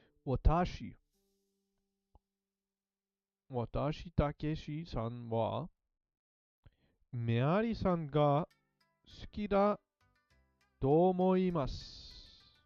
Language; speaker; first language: Japanese; non-native, learner; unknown